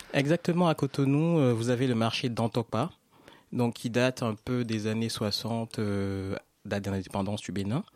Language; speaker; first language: French; non-native, local second language; Fon